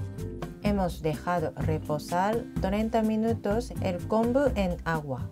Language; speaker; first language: Spanish; non-native, fluent; Japanese